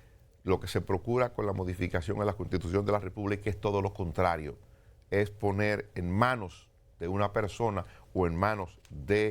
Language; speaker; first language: Spanish; native; Spanish